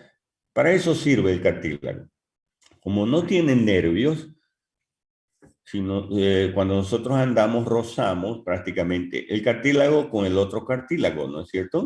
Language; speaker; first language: Spanish; native; Spanish